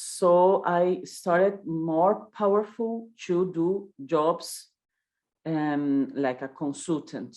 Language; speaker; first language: English; non-native, learner; Portuguese